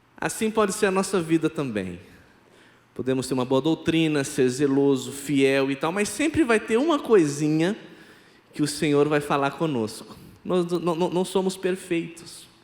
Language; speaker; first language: Portuguese; non-native, local second language; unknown